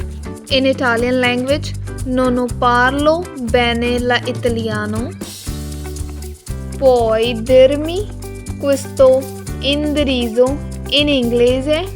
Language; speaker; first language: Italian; non-native, learner; Hindi